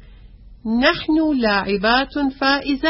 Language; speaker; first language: Arabic; non-native, learner; Persian